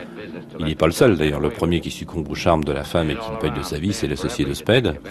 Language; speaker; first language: French; native; French